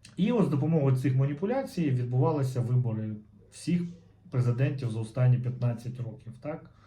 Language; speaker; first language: Ukrainian; non-native, local second language; Russian